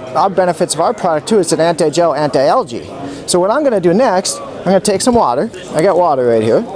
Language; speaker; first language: English; native; English